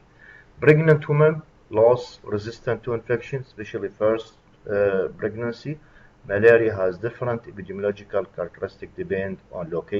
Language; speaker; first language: English; non-native, fluent; Arabic